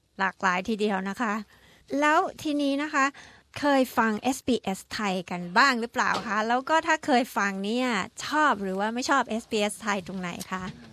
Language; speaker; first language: Thai; native; Thai